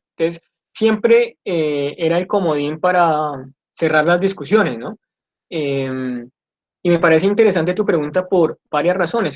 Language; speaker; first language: Spanish; native; Spanish